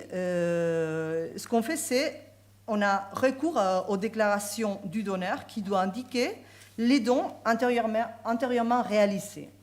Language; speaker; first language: French; non-native, fluent; Spanish